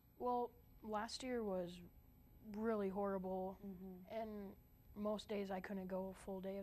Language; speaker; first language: English; native; English